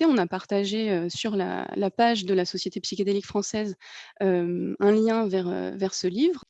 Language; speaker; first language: French; native; French